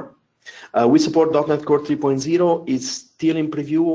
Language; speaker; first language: English; non-native, fluent; Italian